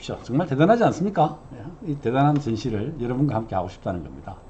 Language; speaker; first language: Korean; native; Korean